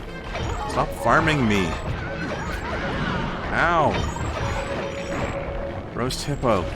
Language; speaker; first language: English; native; English